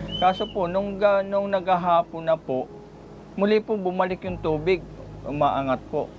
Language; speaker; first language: Filipino; non-native, local second language; Iloko